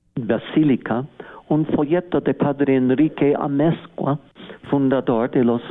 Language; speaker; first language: Spanish; non-native, fluent; English